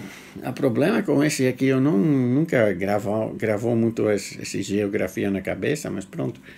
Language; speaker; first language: Portuguese; non-native, fluent; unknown